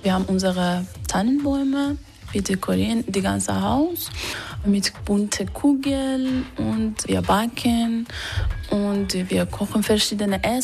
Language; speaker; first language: German; non-native, fluent; Persian